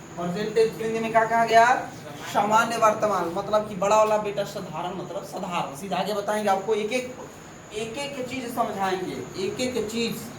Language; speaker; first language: Hindi; native; Hindi